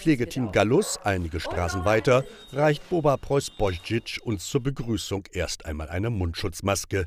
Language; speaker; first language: German; native; German